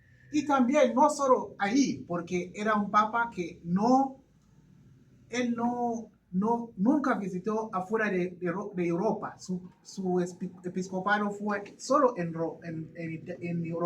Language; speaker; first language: Spanish; non-native, learner; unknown